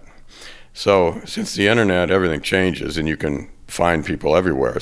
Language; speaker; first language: English; native; English